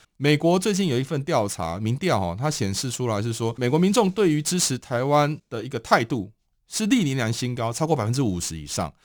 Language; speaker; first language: Chinese; native; Chinese